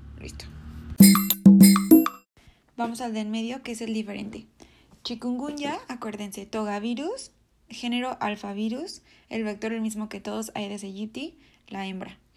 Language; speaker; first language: Spanish; native; Spanish